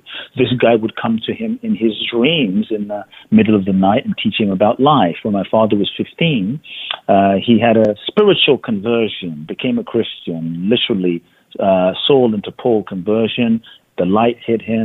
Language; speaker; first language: English; native; English